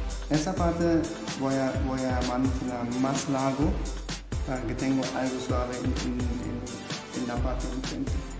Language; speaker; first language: Spanish; non-native, learner; German